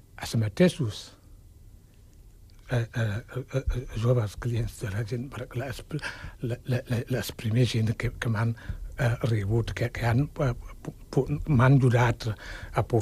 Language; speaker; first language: Catalan; non-native, fluent; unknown